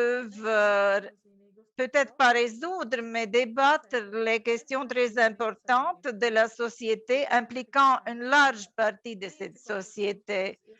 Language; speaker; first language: French; non-native, fluent; Latvian